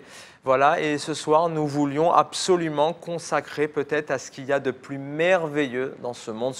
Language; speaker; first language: French; native; French